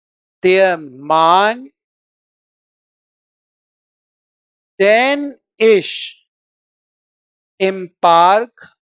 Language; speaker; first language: German; non-native, fluent; Hindi